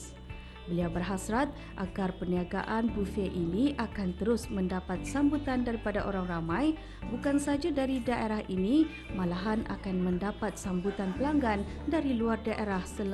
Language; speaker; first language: Malay; native; Malay